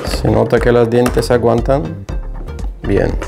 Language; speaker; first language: Spanish; non-native, fluent; Bulgarian